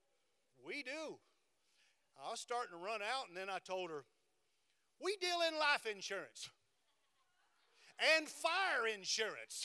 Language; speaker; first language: English; native; English